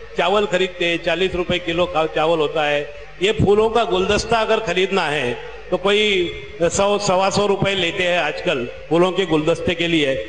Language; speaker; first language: Hindi; non-native, local second language; Marathi